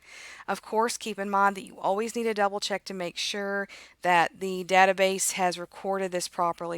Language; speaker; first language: English; native; English